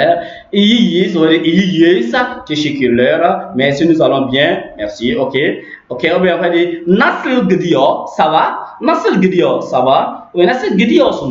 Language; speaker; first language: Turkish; non-native, learner; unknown